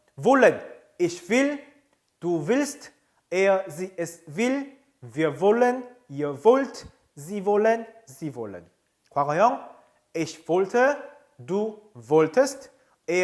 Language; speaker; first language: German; non-native, fluent; Korean